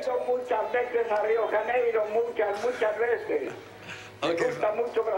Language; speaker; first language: Portuguese; non-native, learner; Spanish